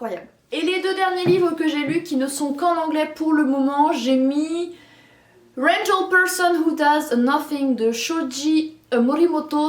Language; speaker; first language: French; native; French